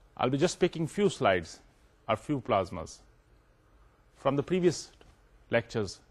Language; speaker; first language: English; non-native, local second language; Urdu